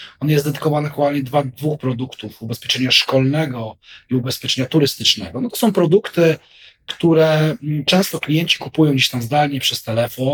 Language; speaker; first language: Polish; native; Polish